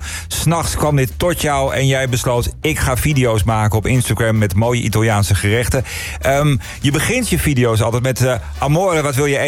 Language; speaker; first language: Dutch; native; Dutch